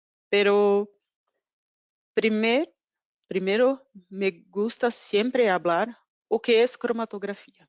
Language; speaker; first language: Spanish; non-native, fluent; Portuguese